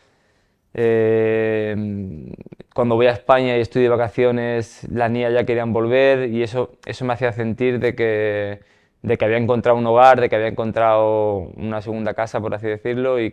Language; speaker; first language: Spanish; native; Spanish